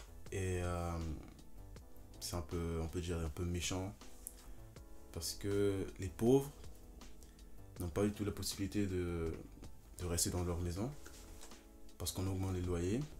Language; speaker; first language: French; non-native, fluent; German